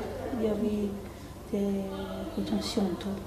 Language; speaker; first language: French; non-native, local second language; Malagasy